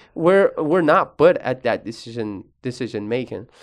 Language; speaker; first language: English; early bilingual, other home language; Arabic